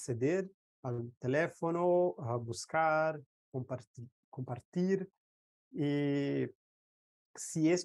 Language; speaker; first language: Spanish; non-native, fluent; Portuguese